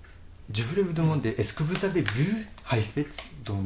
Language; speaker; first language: French; non-native, fluent; Japanese